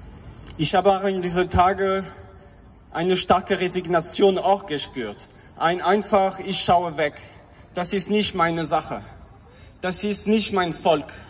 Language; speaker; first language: German; non-native, fluent; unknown